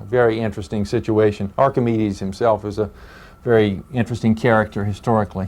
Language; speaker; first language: English; native; English